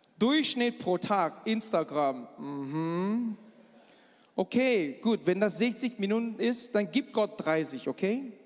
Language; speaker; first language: German; non-native, fluent; Chinese